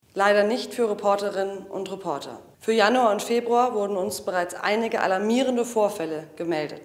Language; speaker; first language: German; native; German